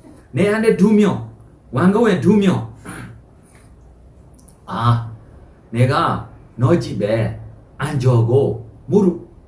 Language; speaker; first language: Korean; non-native, fluent; Burmese